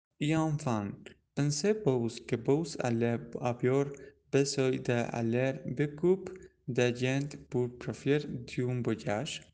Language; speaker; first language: French; non-native, learner; Spanish